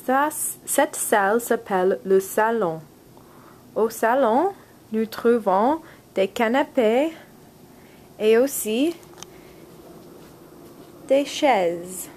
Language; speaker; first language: French; non-native, learner; English